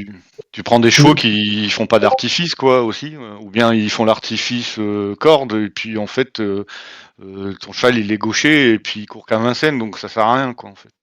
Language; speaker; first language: French; native; French